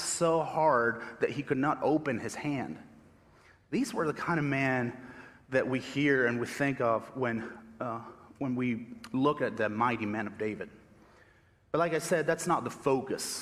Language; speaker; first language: English; non-native, fluent; Spanish